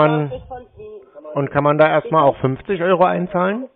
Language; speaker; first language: German; native; German